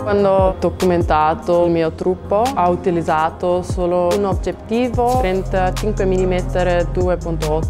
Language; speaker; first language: Italian; non-native, local second language; Swiss German